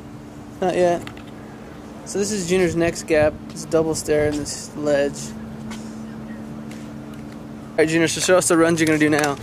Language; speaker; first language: English; native; English